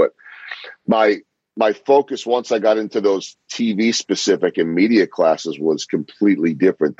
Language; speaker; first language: English; native; English